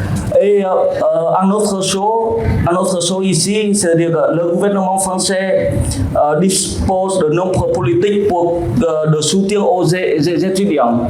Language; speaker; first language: French; non-native, fluent; Vietnamese